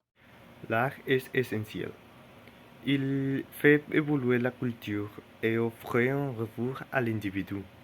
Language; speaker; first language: French; non-native, learner; Spanish